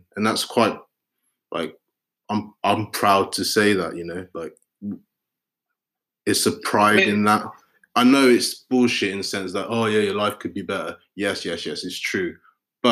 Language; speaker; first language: English; native; English